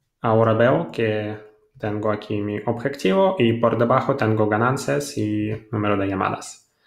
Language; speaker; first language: Spanish; non-native, fluent; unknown